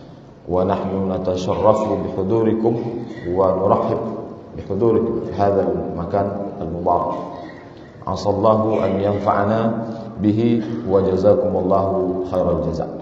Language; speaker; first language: Arabic; non-native, fluent; Indonesian